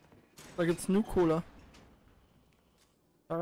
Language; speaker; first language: German; native; German